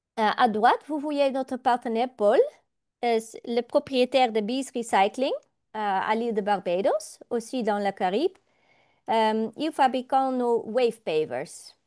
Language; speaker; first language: French; non-native, learner; Dutch